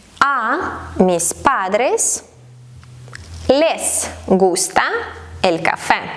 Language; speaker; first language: Spanish; non-native, fluent; Ukrainian